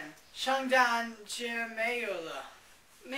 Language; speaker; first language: Chinese; non-native, learner; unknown